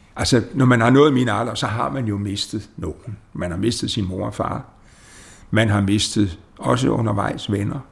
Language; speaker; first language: Danish; native; Danish